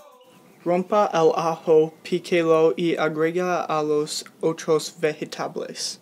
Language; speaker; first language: Spanish; non-native, learner; English